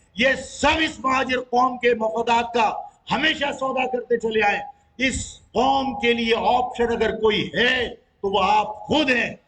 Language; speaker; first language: Urdu; native; Urdu